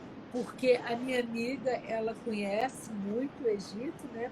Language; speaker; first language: Portuguese; native; Portuguese